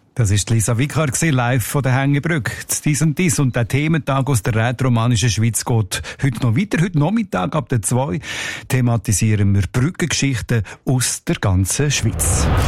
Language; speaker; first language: German; native; German